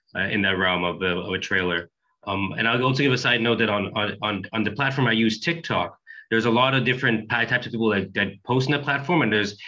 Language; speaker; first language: English; native; English